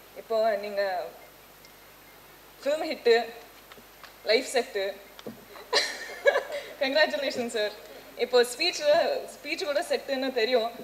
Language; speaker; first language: Tamil; non-native, learner; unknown